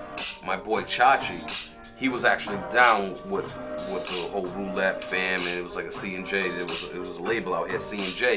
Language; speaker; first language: English; native; English